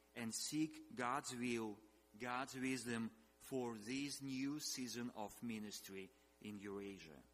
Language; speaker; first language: English; non-native, fluent; Russian